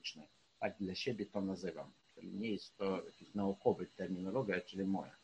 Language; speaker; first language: Polish; non-native, fluent; Ukrainian